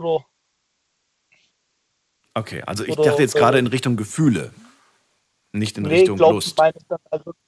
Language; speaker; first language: German; native; German